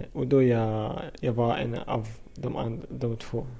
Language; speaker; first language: Swedish; non-native, fluent; Arabic